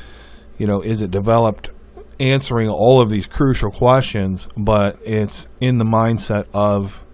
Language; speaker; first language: English; native; English